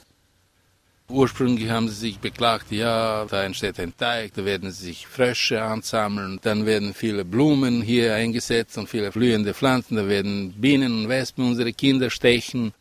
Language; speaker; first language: German; non-native, fluent; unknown